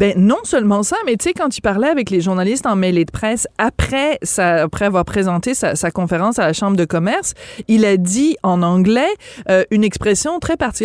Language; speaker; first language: French; native; French